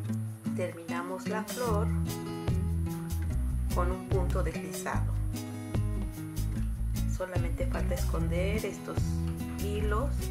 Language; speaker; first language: Spanish; native; Spanish